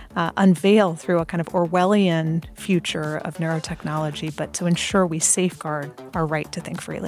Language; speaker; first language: English; early bilingual, other home language; Persian